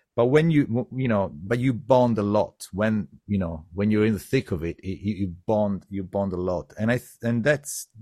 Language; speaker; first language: English; non-native, fluent; Italian